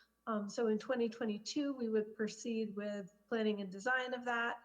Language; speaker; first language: English; native; English